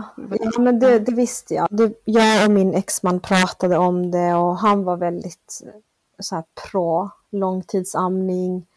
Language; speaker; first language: Swedish; early bilingual, other home language; Spanish